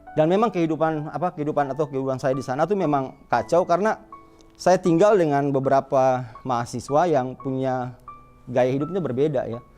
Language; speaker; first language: Indonesian; native; Indonesian